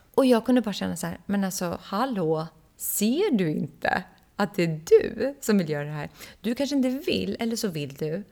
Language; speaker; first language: Swedish; early bilingual, other home language; Persian